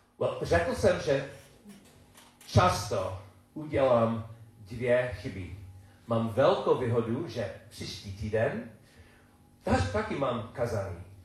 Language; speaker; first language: Czech; non-native, learner; English